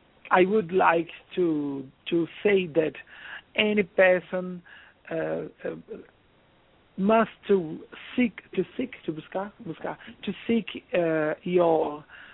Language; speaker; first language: English; non-native, learner; Portuguese